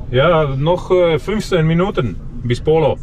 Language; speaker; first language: German; non-native, learner; Latvian